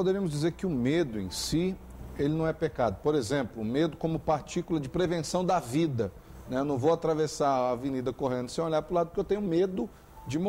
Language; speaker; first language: Portuguese; native; Portuguese